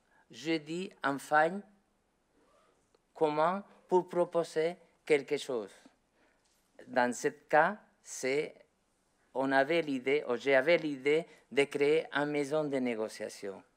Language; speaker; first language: French; non-native, learner; Spanish